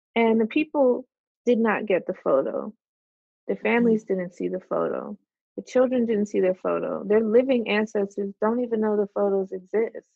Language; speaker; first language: English; native; English